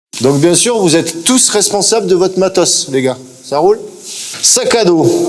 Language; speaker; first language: French; native; French